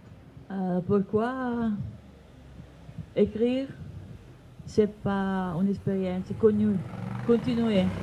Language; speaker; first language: French; non-native, fluent; Italian